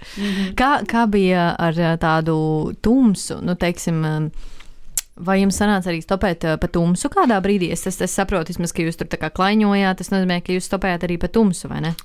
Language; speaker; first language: Latvian; native; Latvian